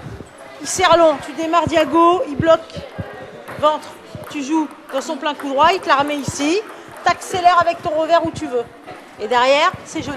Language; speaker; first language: French; native; French